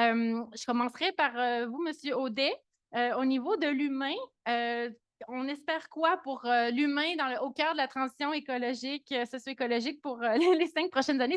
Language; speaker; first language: French; native; French